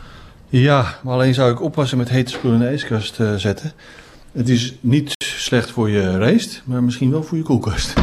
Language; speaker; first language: Dutch; native; Dutch